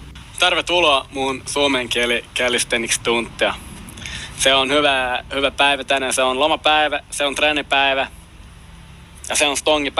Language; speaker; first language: Finnish; non-native, local second language; Swedish